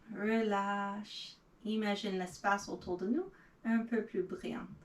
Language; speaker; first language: French; non-native, learner; English